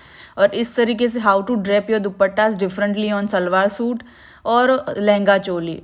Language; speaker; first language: Hindi; native; Hindi